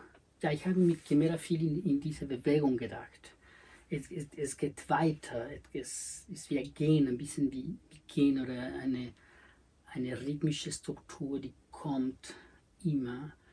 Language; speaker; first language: German; non-native, learner; Spanish